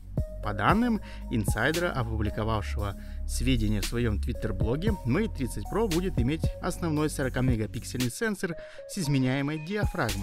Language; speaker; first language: Russian; native; Russian